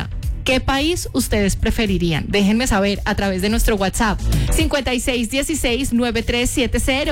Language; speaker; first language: Spanish; native; Spanish